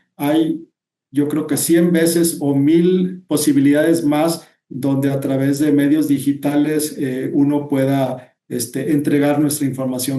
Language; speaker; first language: Spanish; native; Spanish